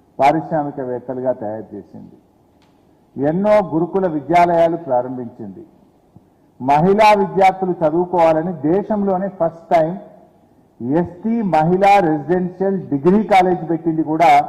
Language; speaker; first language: Telugu; native; Telugu